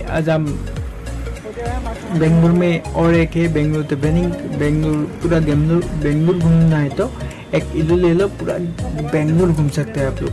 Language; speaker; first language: Hindi; non-native, local second language; Assamese